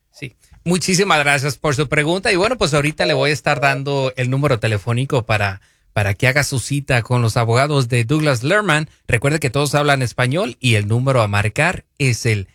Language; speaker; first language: Spanish; native; Spanish